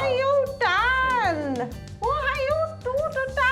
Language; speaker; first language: Chinese; non-native, learner; English